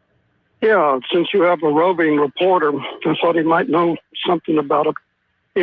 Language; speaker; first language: English; native; English